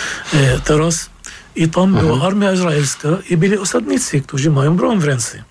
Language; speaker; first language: Polish; non-native, fluent; Arabic